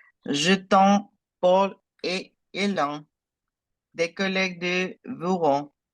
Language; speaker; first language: French; non-native, fluent; Spanish